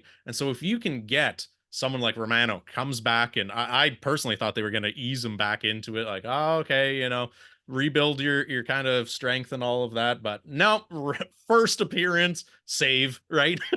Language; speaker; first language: English; native; English